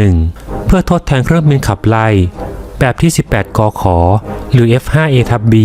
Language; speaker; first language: Thai; native; Thai